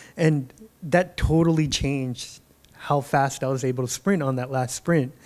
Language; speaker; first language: English; native; English